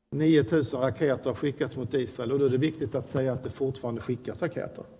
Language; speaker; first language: Swedish; native; Swedish